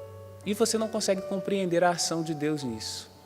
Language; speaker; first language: Portuguese; native; Portuguese